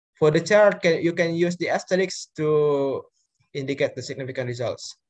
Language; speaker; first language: English; non-native, learner; Indonesian